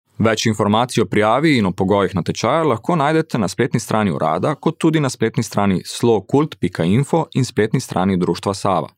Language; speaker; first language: Slovenian; early bilingual, heritage; Slovenian